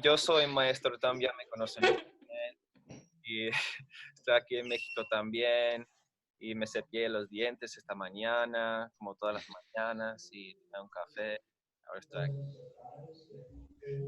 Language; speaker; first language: Spanish; non-native, fluent; English